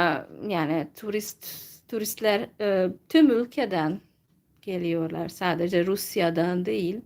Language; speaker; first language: Turkish; non-native, fluent; Hungarian